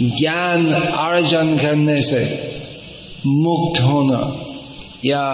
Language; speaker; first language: Hindi; non-native, fluent; English